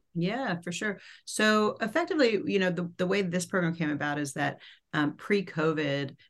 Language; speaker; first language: English; native; English